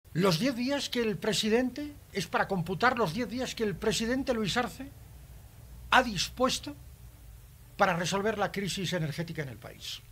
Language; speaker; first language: Spanish; native; Spanish